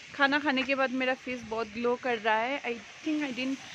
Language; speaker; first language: Hindi; non-native, local second language; Nepali